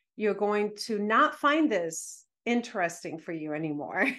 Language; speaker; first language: English; early bilingual, other home language; Spanish